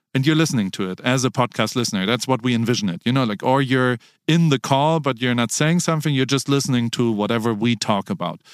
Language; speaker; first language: English; non-native, fluent; German